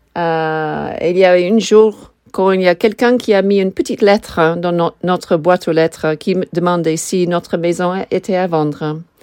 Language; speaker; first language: French; non-native, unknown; English